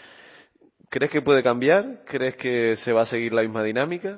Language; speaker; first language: Spanish; native; Spanish